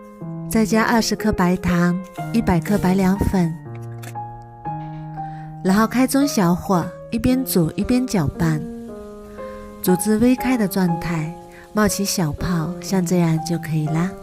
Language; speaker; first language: Chinese; native; Chinese